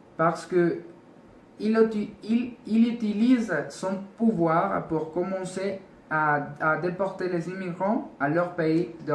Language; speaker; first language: French; non-native, learner; Spanish